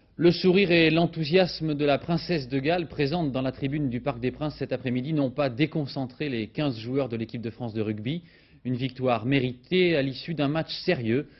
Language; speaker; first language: French; native; French